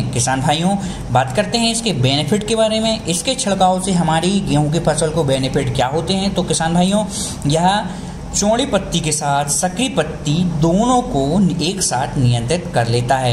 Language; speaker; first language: Hindi; native; Hindi